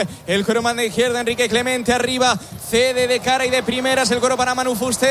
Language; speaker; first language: Spanish; native; Spanish